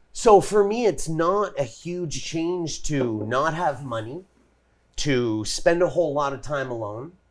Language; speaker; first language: English; native; English